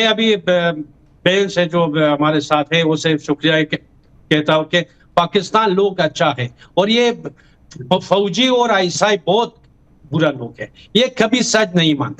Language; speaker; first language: Hindi; non-native, fluent; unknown